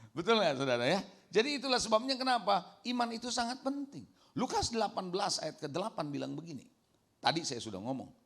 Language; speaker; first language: Indonesian; native; Indonesian